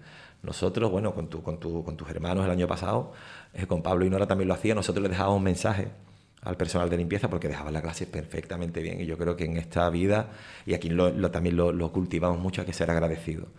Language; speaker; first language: Spanish; native; Spanish